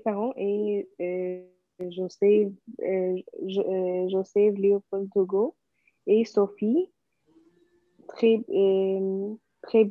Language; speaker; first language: French; non-native, learner; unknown